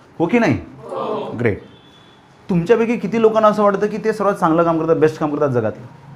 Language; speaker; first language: Marathi; native; Marathi